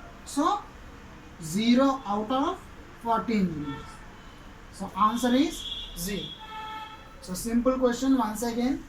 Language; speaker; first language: English; non-native, local second language; Telugu